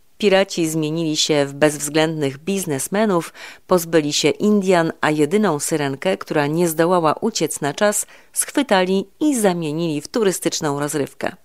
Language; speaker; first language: Polish; native; Polish